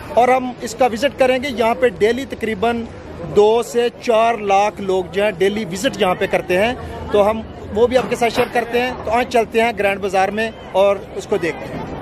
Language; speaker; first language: Urdu; non-native, local second language; Punjabi